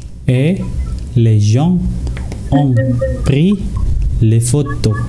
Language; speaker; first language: French; non-native, fluent; Indonesian